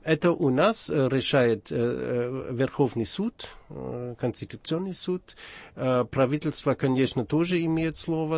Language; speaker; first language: Russian; non-native, fluent; German